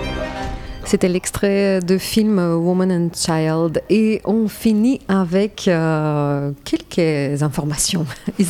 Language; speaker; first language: French; native; French